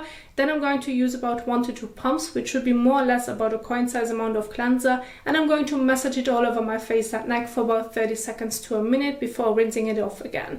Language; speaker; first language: English; non-native, fluent; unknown